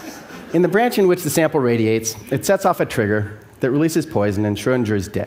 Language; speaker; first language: English; native; English